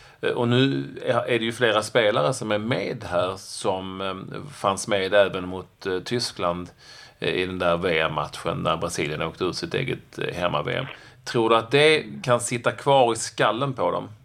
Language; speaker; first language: Swedish; native; Swedish